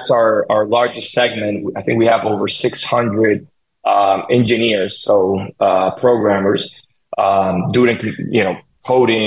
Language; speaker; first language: English; non-native, fluent; Spanish